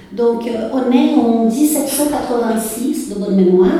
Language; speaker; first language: French; non-native, fluent; Portuguese